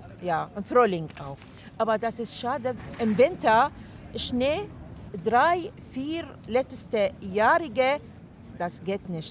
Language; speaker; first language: German; non-native, learner; Arabic